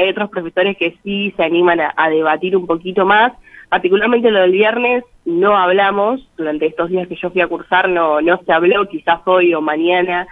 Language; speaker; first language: Spanish; native; Spanish